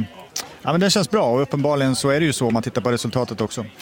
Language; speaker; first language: Swedish; native; Swedish